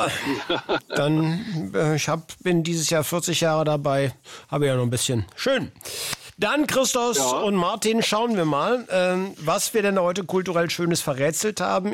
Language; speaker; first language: German; native; German